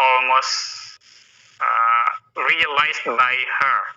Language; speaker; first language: English; non-native, fluent; Indonesian